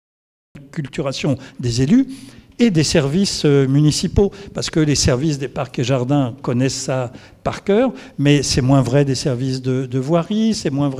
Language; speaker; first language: French; native; French